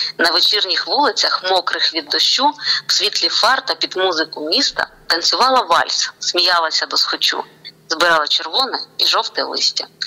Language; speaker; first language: Ukrainian; non-native, local second language; Russian